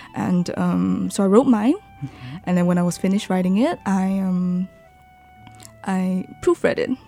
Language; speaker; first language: English; non-native, local second language; Chinese